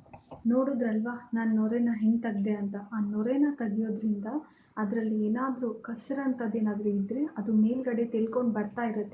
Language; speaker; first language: Kannada; native; Kannada